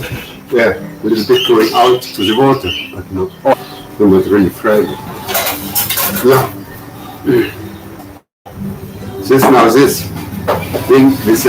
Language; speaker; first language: English; non-native, learner; German